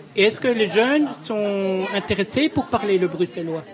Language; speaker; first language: French; native; French